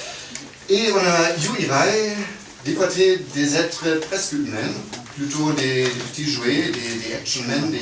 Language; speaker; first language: French; non-native, fluent; German